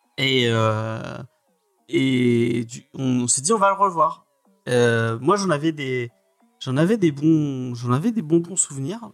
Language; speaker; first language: French; native; French